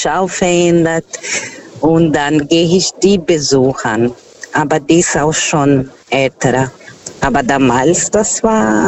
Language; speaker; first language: German; non-native, fluent; Portuguese